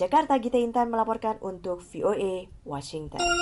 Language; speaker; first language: Indonesian; native; Indonesian